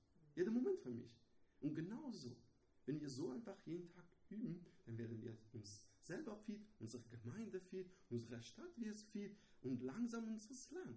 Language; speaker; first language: German; non-native, learner; Persian